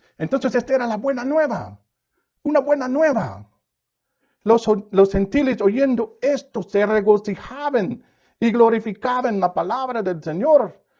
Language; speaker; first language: Spanish; non-native, fluent; English